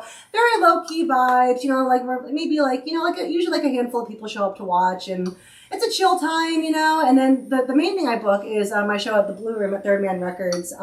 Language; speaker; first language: English; native; English